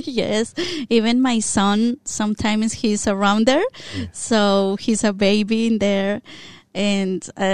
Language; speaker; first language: English; non-native, fluent; Spanish